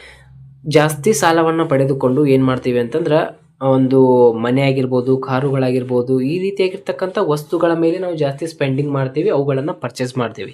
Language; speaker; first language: Kannada; native; Kannada